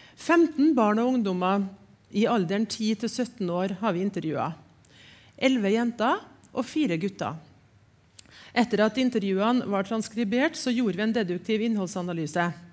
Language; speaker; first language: Norwegian; native; Norwegian